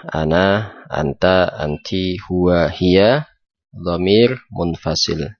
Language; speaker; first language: Arabic; non-native, fluent; Indonesian